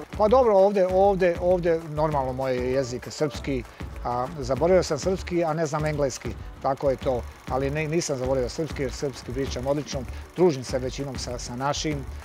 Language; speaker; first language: Serbian; native; Serbian